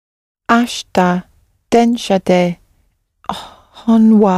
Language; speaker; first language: Japanese; non-native, learner; English